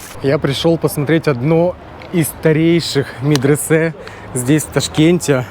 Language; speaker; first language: Russian; native; Russian